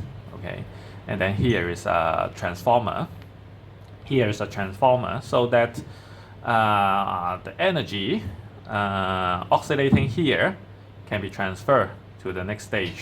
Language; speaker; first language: English; non-native, fluent; Chinese